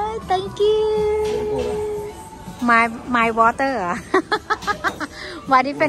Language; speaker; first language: English; non-native, learner; Thai